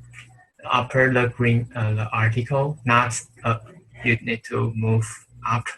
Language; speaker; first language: English; non-native, learner; Chinese